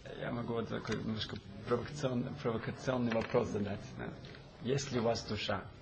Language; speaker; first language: Russian; early bilingual, heritage; Russian